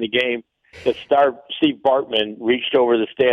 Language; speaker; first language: English; native; English